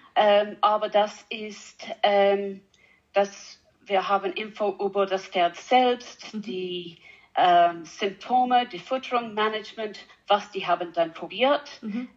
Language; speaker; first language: German; non-native, learner; English